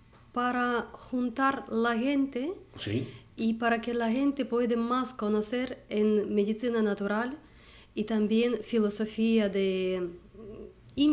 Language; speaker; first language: Spanish; non-native, learner; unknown